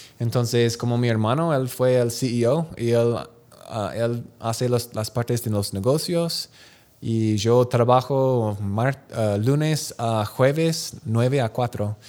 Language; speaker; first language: Spanish; non-native, learner; English